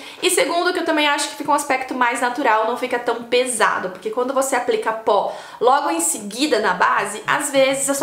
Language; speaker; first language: Portuguese; native; Portuguese